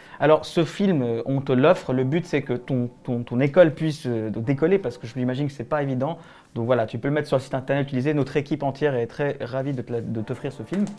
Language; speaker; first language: French; early bilingual, other home language; Spanish